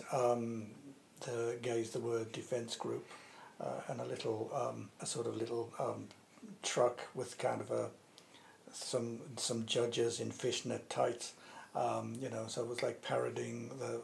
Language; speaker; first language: English; native; English